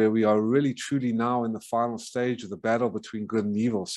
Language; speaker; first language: English; native; English